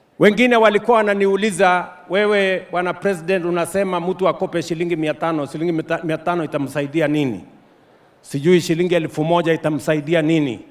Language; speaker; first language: Swahili; non-native, local second language; Kalenjin